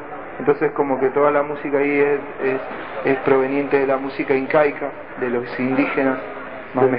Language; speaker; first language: Spanish; native; Spanish